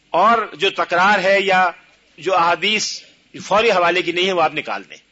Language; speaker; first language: Urdu; native; Urdu